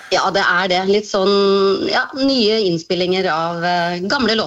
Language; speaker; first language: Norwegian; native; Norwegian